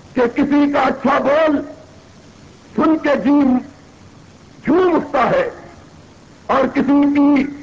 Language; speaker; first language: Urdu; non-native, local second language; Punjabi